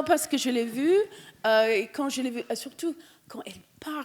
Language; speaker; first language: French; non-native, fluent; English